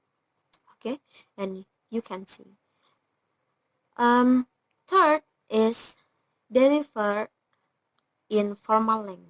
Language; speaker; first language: English; non-native, learner; Indonesian